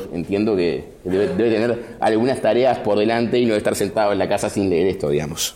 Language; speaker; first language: Spanish; native; Spanish